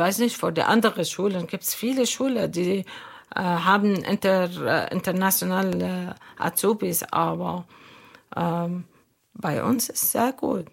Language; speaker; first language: German; non-native, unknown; Arabic